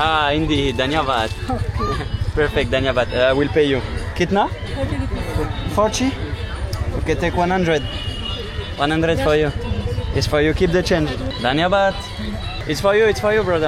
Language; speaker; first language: English; non-native, learner; French